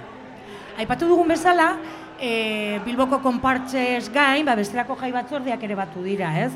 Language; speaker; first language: Basque; native; Basque